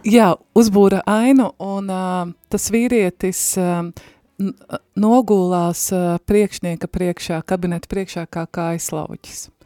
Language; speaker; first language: Latvian; native; Latvian